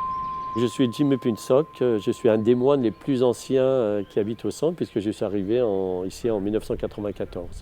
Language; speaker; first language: French; native; French